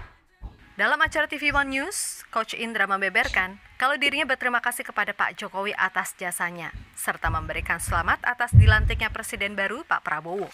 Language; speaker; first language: Indonesian; native; Indonesian